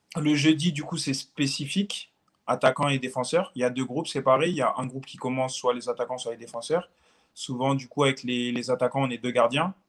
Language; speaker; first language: French; native; French